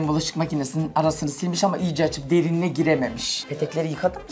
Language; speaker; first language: Turkish; native; Turkish